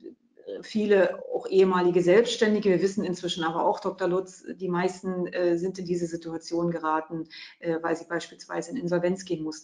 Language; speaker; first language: German; native; German